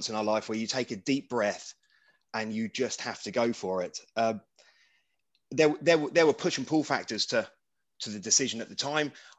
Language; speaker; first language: English; native; English